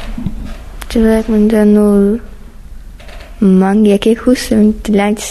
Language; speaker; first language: Danish; non-native, learner; Persian